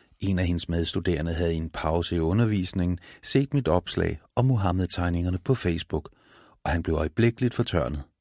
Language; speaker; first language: Danish; native; Danish